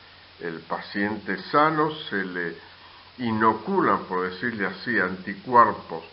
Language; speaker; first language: Spanish; native; Spanish